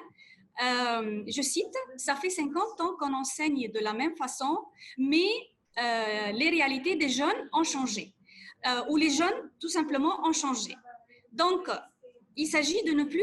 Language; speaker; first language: French; non-native, fluent; Arabic